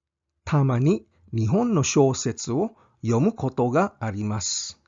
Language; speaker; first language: Japanese; non-native, fluent; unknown